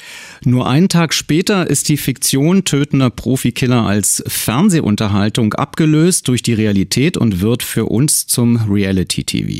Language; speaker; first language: German; native; German